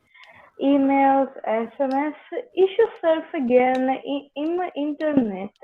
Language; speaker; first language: German; non-native, learner; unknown